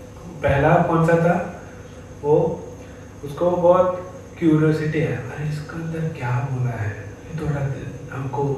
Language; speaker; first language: Hindi; non-native, fluent; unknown